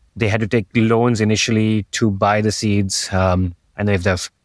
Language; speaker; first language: English; non-native, local second language; Hindi